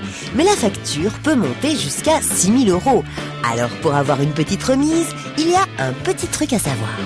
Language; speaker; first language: French; native; French